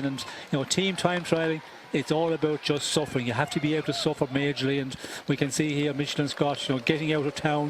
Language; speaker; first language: English; native; English